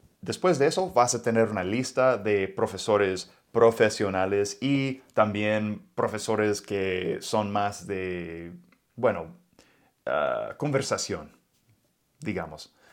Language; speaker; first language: Spanish; non-native, fluent; English